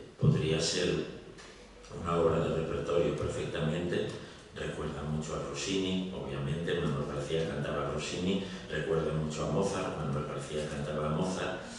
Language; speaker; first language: Spanish; native; Spanish